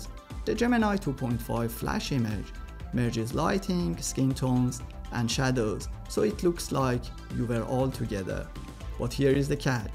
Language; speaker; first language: English; non-native, fluent; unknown